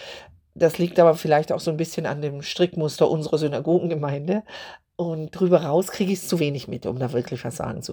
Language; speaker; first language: German; native; German